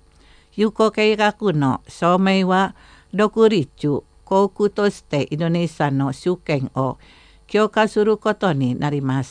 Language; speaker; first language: Japanese; non-native, fluent; Indonesian